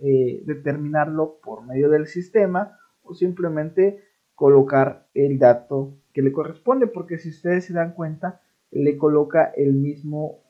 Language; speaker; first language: Spanish; native; Spanish